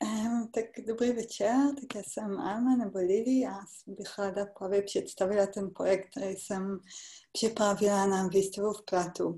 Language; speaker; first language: Czech; non-native, fluent; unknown